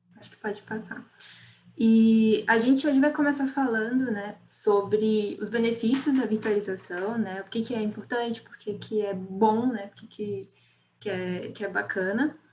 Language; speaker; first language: Portuguese; native; Portuguese